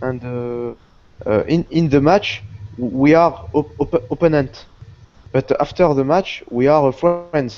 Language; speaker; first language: English; non-native, learner; Portuguese